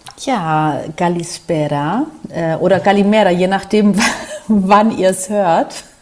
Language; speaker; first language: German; early bilingual, other home language; Greek